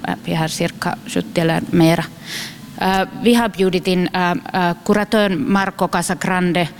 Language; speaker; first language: Swedish; non-native, local second language; Finnish